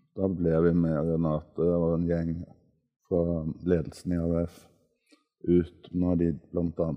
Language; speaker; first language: Norwegian; native; Norwegian